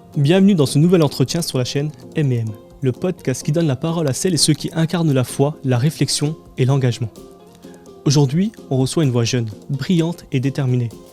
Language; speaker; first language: French; native; French